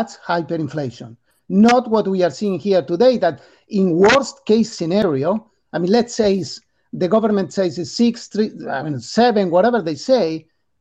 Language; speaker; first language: English; non-native, fluent; Spanish